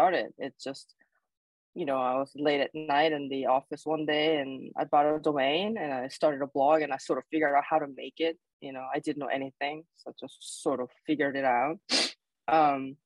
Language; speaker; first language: English; non-native, fluent; Korean